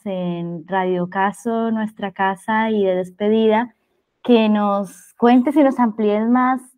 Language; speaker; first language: Spanish; native; Spanish